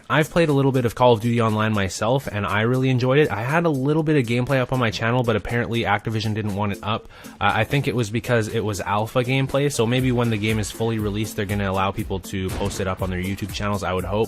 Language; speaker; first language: English; native; English